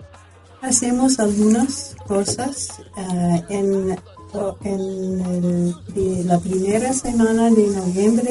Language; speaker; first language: Spanish; non-native, fluent; English